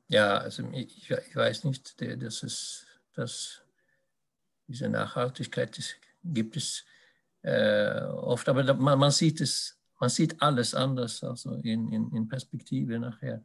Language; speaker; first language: German; non-native, fluent; Swedish